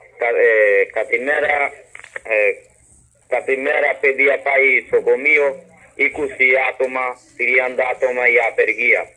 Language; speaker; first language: Greek; non-native, learner; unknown